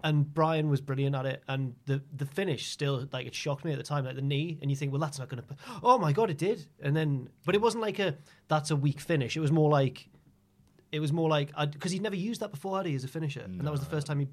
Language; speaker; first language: English; native; English